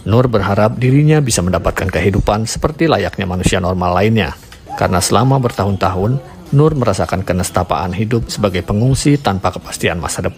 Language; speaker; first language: Indonesian; native; Indonesian